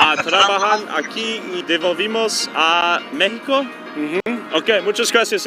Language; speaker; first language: Spanish; non-native, learner; English